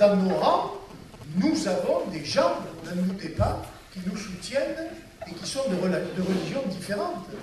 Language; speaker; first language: French; native; French